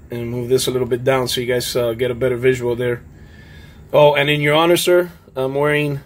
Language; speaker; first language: English; native; English